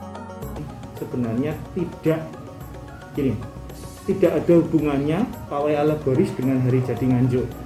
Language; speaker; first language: Indonesian; native; Indonesian